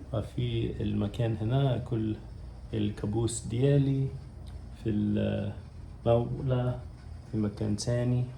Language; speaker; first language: Arabic; non-native, learner; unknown